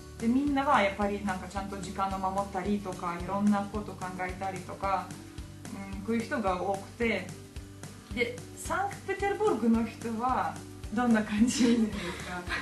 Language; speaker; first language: Japanese; non-native, fluent; Russian